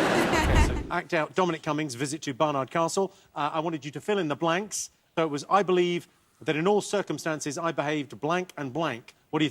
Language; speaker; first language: English; native; English